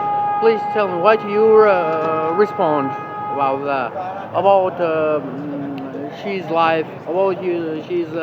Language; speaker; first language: English; non-native, learner; Georgian